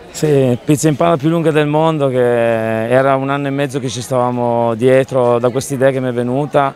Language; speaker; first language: Italian; native; Italian